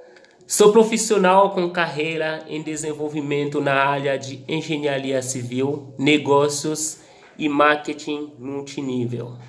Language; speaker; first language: Portuguese; non-native, local second language; Haitian Creole